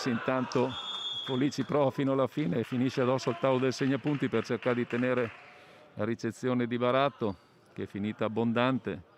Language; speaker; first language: Italian; native; Italian